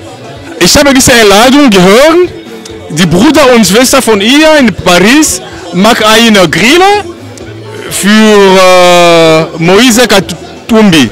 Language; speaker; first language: German; non-native, learner; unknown